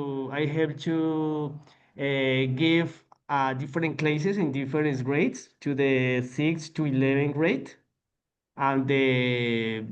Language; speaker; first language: English; non-native, learner; Spanish